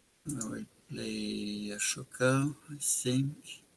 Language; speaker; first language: English; non-native, fluent; French